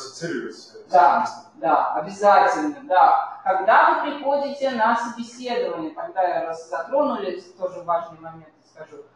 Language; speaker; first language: Russian; native; Russian